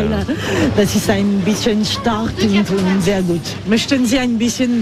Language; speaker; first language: German; non-native, learner; French